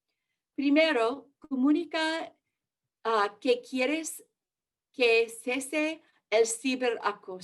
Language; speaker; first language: Spanish; early bilingual, heritage; English